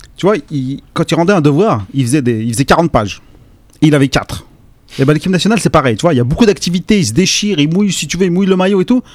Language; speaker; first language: French; native; French